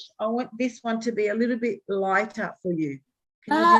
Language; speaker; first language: English; native; English